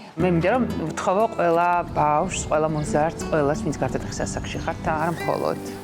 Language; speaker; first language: Georgian; native; Georgian